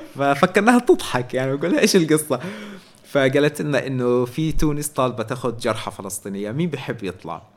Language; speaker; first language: Arabic; native; Arabic